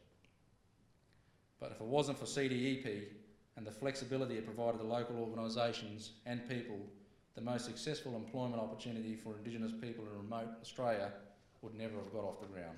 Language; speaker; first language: English; native; English